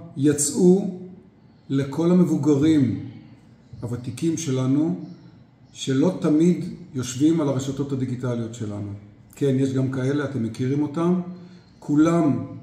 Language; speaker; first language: Hebrew; native; Hebrew